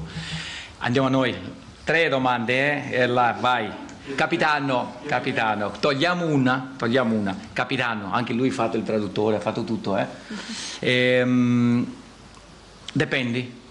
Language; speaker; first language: Italian; non-native, fluent; Portuguese